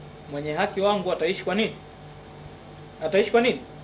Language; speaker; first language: Swahili; native; Swahili